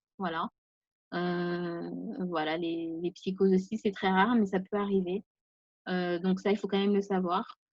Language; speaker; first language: French; native; French